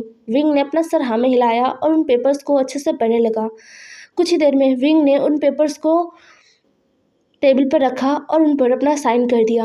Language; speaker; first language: Hindi; non-native, local second language; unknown